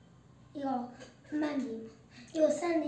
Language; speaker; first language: Turkish; non-native, learner; Azerbaijani